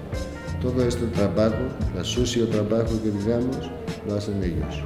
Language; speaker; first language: Spanish; non-native, learner; Greek